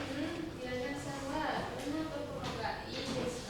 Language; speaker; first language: Japanese; non-native, learner; Indonesian